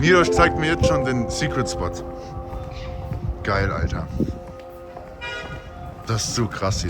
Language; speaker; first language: German; native; German